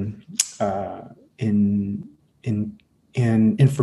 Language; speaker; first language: English; early bilingual, other home language; Hmong